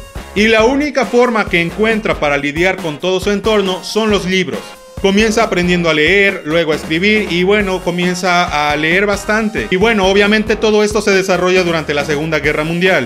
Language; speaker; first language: Spanish; native; Spanish